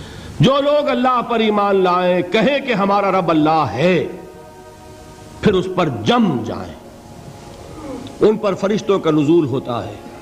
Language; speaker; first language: Urdu; native; Urdu